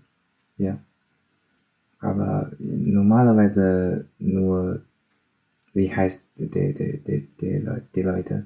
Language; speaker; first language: German; non-native, learner; Chinese